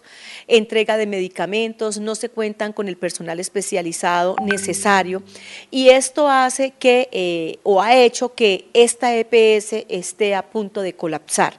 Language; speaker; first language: Spanish; native; Spanish